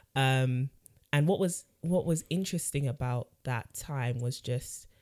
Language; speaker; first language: English; native; English